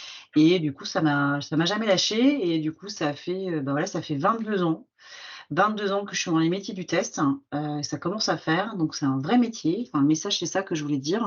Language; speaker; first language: French; native; French